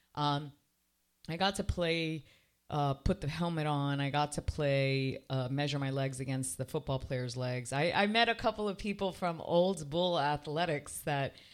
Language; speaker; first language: English; native; English